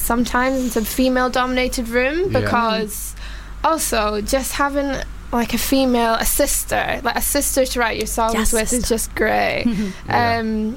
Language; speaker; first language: English; native; English